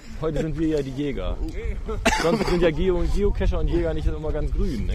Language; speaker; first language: German; native; German